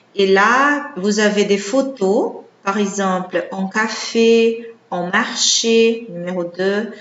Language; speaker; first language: French; non-native, fluent; Portuguese